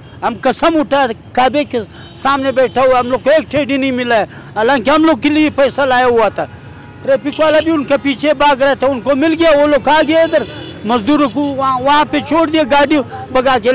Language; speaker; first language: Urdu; non-native, local second language; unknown